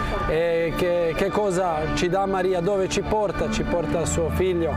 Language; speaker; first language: Italian; non-native, fluent; Croatian